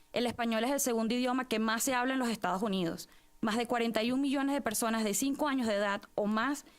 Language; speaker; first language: English; non-native, fluent; Spanish